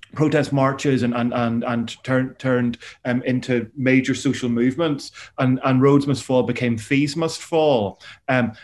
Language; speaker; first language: English; native; English